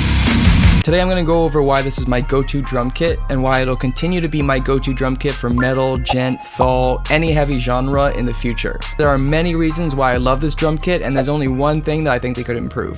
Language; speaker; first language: English; native; English